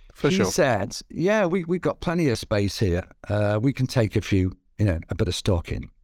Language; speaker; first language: English; native; English